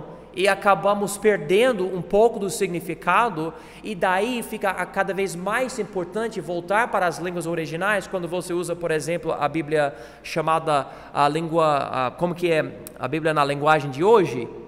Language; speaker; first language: Portuguese; non-native, fluent; English